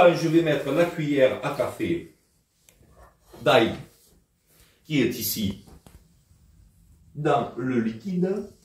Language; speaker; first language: French; native; French